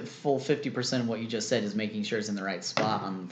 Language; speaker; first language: English; native; English